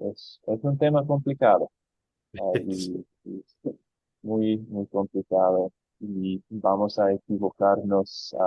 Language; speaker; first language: Spanish; non-native, fluent; English